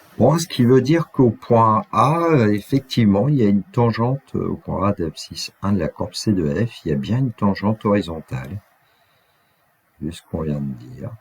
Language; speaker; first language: French; native; French